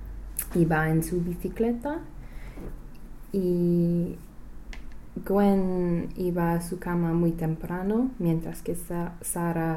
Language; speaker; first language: Spanish; non-native, learner; English